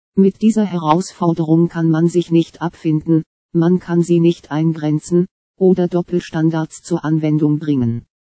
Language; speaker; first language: German; native; German